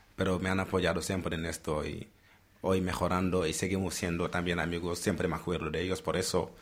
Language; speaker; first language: Spanish; non-native, fluent; Wolof